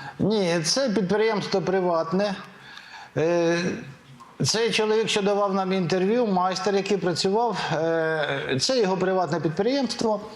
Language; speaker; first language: Ukrainian; native; Ukrainian